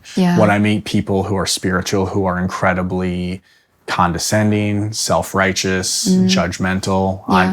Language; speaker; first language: English; native; English